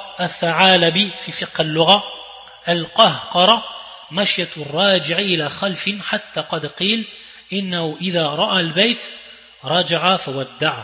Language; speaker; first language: Arabic; non-native, fluent; French